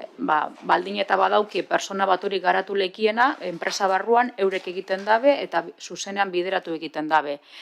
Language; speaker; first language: Basque; native; Basque